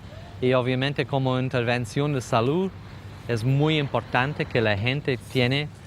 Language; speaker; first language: Spanish; non-native, fluent; English